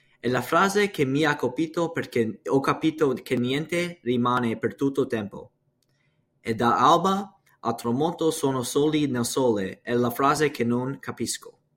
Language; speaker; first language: Italian; non-native, learner; English